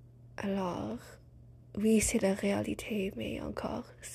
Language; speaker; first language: French; non-native, learner; English